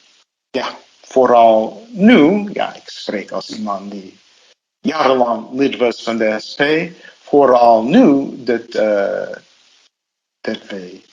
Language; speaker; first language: Dutch; non-native, fluent; English